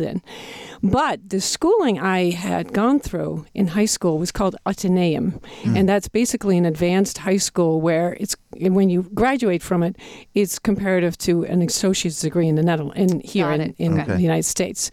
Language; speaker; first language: English; non-native, fluent; Dutch